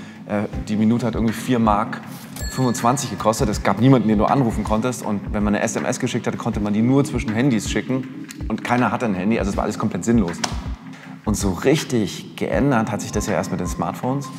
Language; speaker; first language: German; native; German